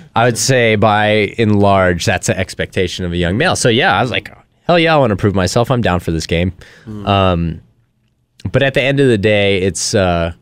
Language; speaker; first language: English; native; English